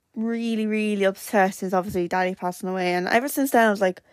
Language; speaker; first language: English; native; English